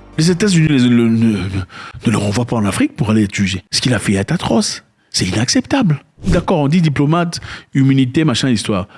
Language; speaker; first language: French; non-native, local second language; Lingala